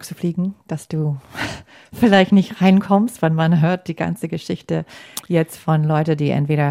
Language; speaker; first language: German; non-native, fluent; English